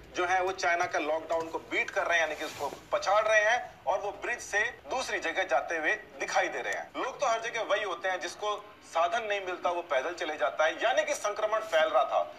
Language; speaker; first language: Hindi; native; Hindi